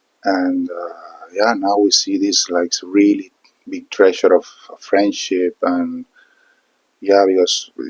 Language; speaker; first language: English; non-native, fluent; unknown